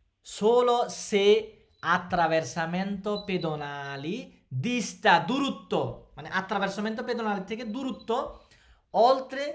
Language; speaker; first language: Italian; non-native, fluent; Bangla